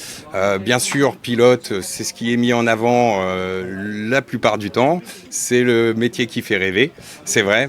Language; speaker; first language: French; native; French